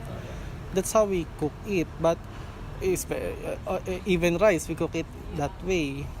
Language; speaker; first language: English; non-native, learner; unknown